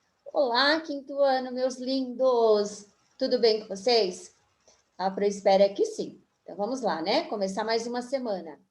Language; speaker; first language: Portuguese; native; Portuguese